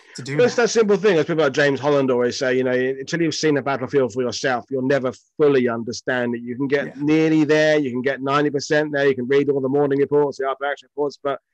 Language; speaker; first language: English; native; English